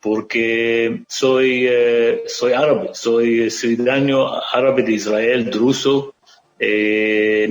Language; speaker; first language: Spanish; non-native, fluent; Arabic